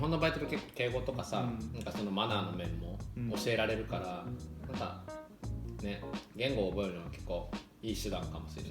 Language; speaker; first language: Japanese; native; Japanese